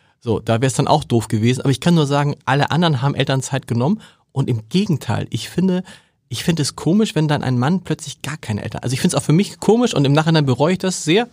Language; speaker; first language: German; native; German